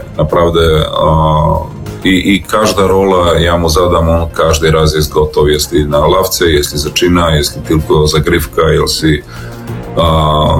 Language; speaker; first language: Polish; non-native, learner; Serbian